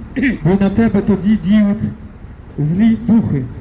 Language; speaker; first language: Ukrainian; non-native, fluent; French